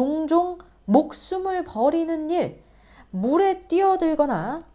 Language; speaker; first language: Korean; native; Korean